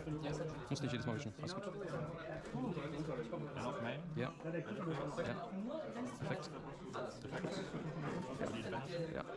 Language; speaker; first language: German; native; German